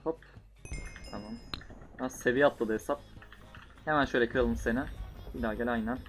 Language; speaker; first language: Turkish; native; Turkish